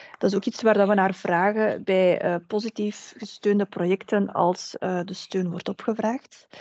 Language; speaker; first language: Dutch; native; Dutch